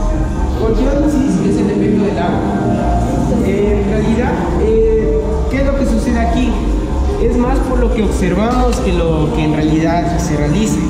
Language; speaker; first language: Spanish; native; Spanish